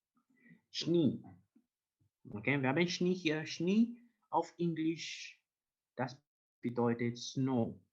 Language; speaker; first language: German; non-native, learner; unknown